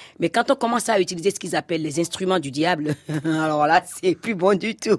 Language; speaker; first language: French; non-native, local second language; Fon